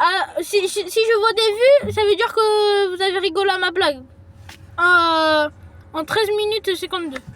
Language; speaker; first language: French; early bilingual, other home language; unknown